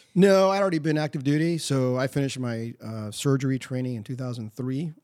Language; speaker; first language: English; early bilingual, other home language; Spanish